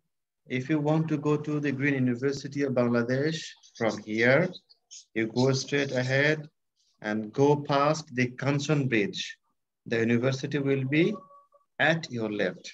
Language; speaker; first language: English; non-native, fluent; Bangla